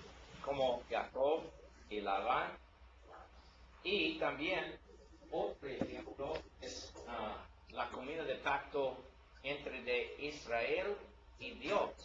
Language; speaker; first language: Spanish; non-native, learner; English